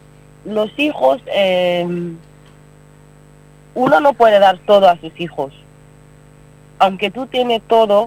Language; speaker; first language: Spanish; non-native, learner; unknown